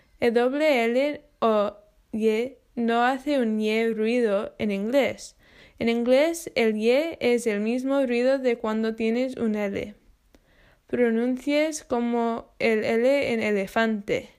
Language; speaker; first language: Spanish; non-native, learner; English